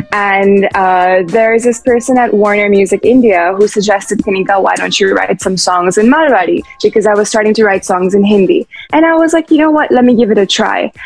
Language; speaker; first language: English; early bilingual, heritage; English